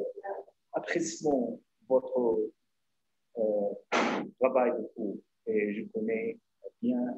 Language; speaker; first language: French; non-native, learner; Arabic